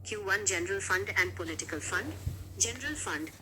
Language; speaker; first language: English; non-native, local second language; Marathi